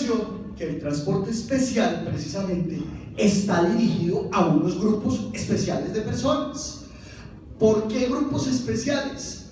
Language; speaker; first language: Spanish; native; Spanish